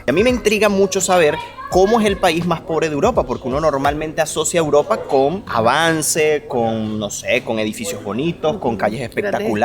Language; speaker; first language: Spanish; native; Spanish